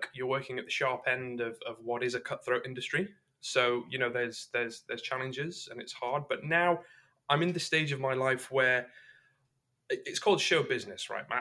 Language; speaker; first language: English; native; English